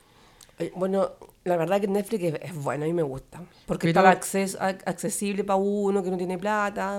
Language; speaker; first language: Spanish; native; Spanish